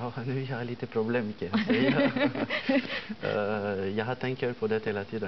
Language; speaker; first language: Swedish; non-native, fluent; French